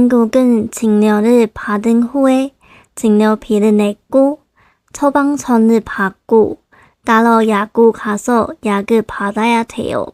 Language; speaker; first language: Korean; non-native, local second language; Chinese